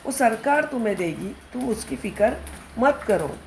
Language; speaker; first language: Hindi; non-native, local second language; Marathi